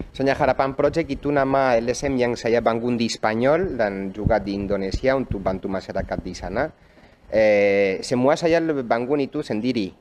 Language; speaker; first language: Indonesian; non-native, fluent; Catalan